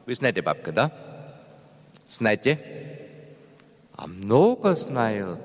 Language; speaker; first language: Russian; non-native, learner; German